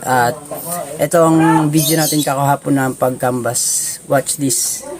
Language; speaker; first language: Filipino; non-native, local second language; Waray